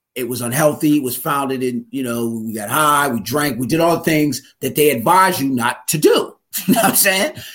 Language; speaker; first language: English; native; English